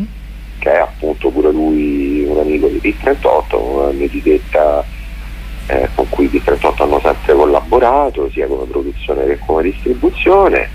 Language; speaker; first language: Italian; native; Italian